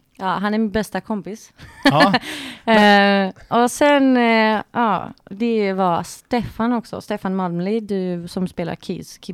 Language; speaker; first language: Swedish; non-native, fluent; Greek